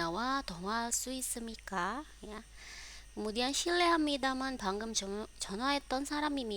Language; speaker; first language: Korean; non-native, fluent; Indonesian